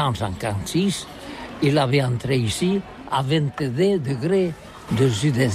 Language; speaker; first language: French; non-native, learner; Catalan